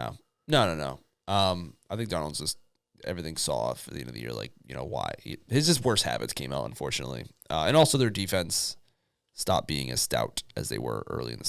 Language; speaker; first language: English; native; English